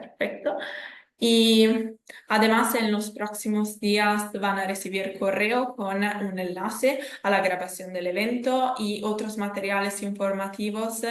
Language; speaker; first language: Spanish; non-native, fluent; Italian